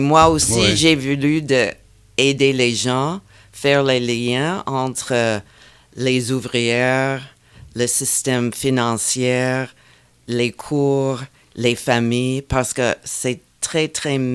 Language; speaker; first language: French; non-native, fluent; English